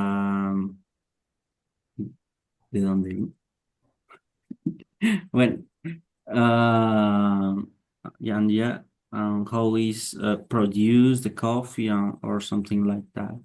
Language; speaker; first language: English; non-native, learner; Spanish